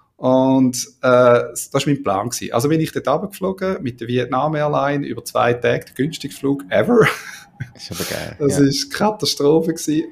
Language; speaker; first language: German; native; German